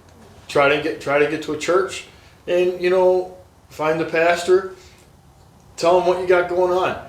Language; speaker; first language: English; native; English